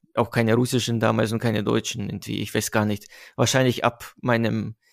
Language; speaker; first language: German; non-native, fluent; Russian